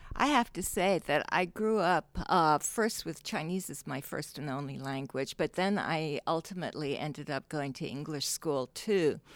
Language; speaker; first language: English; non-native, local second language; Cantonese